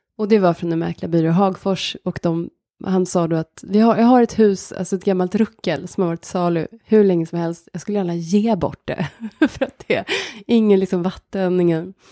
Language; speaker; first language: Swedish; native; Swedish